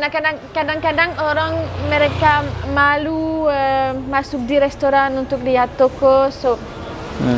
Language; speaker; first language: Indonesian; non-native, learner; French